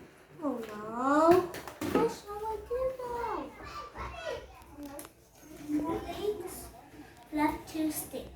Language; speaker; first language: English; non-native, learner; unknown